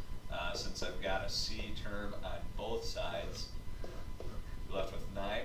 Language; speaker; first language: English; native; English